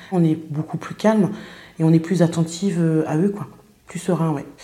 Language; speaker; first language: French; native; French